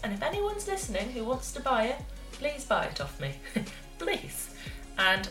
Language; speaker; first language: English; native; English